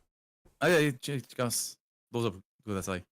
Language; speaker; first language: Japanese; non-native, learner; English